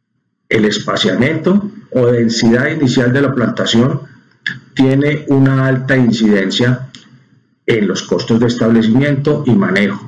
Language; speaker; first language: Spanish; native; Spanish